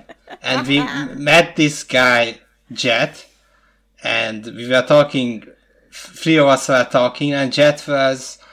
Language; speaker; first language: English; non-native, fluent; Hungarian